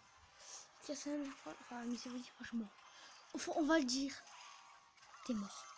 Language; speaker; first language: French; native; French